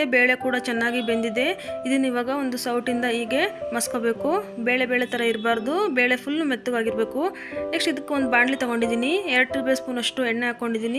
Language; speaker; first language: Kannada; native; Kannada